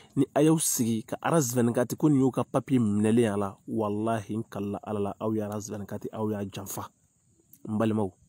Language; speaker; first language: French; non-native, local second language; Bambara